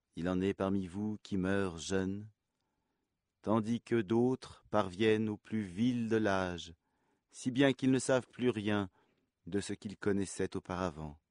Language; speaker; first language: French; native; French